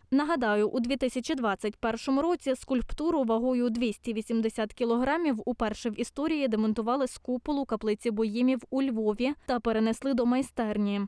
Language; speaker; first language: Ukrainian; native; Ukrainian